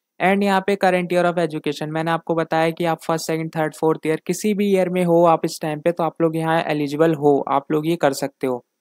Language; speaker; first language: Hindi; native; Hindi